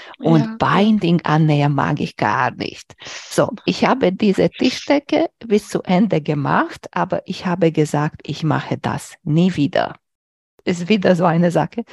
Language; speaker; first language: German; non-native, fluent; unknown